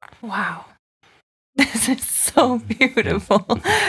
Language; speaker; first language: English; non-native, fluent; German